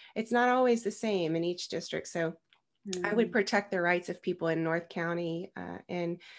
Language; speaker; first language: English; native; English